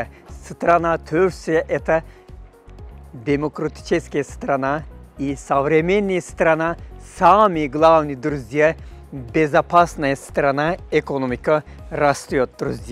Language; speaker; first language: Russian; non-native, fluent; Turkish